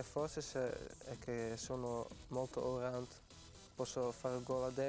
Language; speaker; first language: Italian; non-native, fluent; Dutch